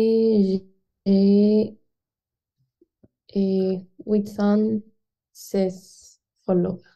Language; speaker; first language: French; non-native, learner; Spanish